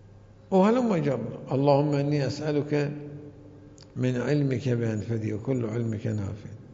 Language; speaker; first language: Arabic; native; Arabic